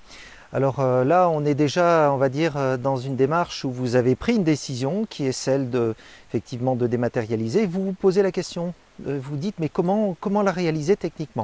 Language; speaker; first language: French; native; French